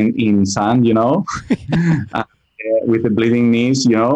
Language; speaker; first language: English; non-native, fluent; Spanish